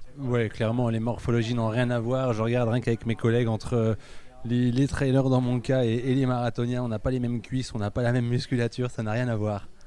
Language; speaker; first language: French; native; French